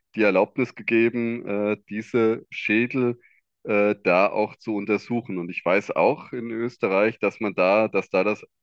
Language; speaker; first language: German; native; German